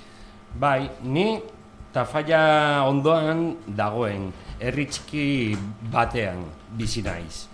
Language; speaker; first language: Basque; non-native, local second language; Spanish